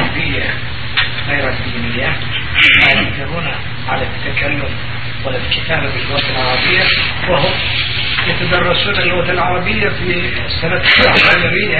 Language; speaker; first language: Arabic; non-native, fluent; Turkish